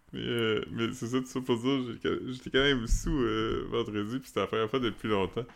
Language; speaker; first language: French; native; French